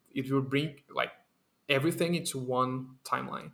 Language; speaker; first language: English; non-native, fluent; Portuguese